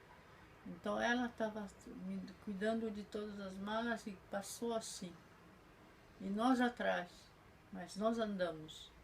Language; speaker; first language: Portuguese; non-native, fluent; Polish